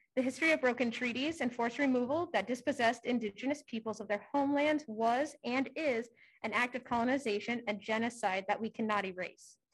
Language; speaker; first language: English; native; English